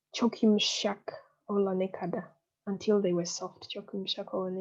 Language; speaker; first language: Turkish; non-native, fluent; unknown